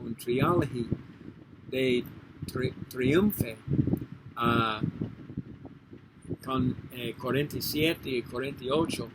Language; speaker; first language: Spanish; non-native, learner; English